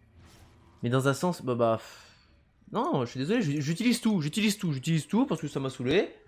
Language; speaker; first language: French; native; French